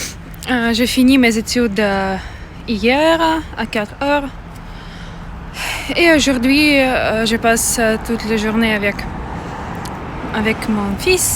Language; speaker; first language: French; non-native, learner; Russian